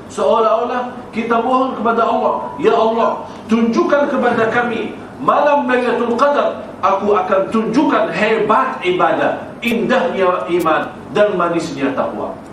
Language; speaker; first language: Malay; non-native, fluent; Arabic